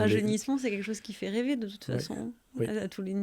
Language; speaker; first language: French; native; French